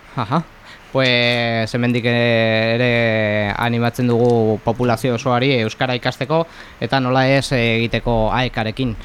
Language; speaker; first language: Basque; non-native, local second language; Spanish